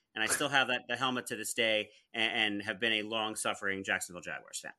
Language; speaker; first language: English; early bilingual, other home language; Italian